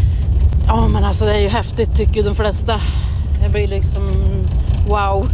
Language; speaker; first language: Swedish; native; Swedish